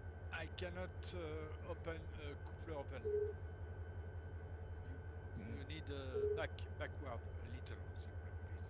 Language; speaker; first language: English; non-native, learner; French